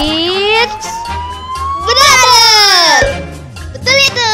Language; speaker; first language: Indonesian; native; Indonesian